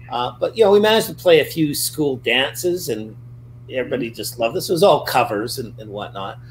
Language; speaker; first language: English; native; English